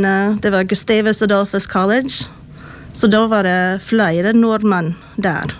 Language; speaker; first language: Swedish; non-native, fluent; English